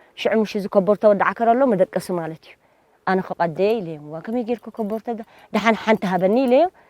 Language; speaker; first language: Tigrinya; non-native, local second language; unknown